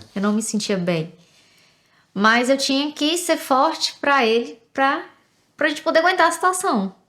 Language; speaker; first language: Portuguese; native; Portuguese